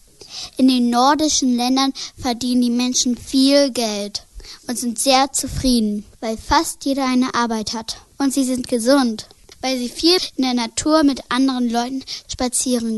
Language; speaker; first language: German; native; German